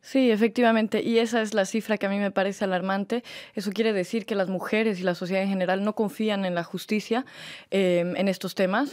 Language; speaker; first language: Spanish; native; Spanish